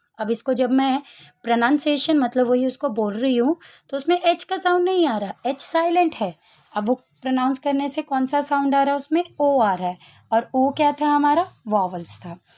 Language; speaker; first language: Hindi; native; Hindi